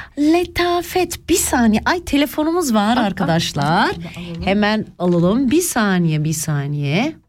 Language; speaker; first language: Turkish; early bilingual, heritage; Turkish